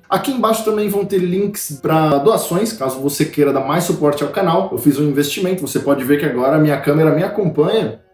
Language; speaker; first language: Portuguese; native; Portuguese